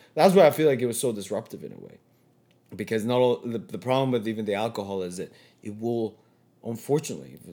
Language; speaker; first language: English; non-native, fluent; Spanish